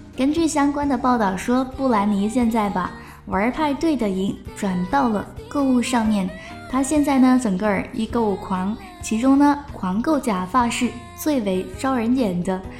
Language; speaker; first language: Chinese; native; Chinese